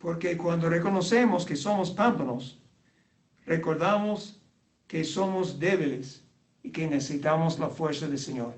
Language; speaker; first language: Spanish; non-native, fluent; English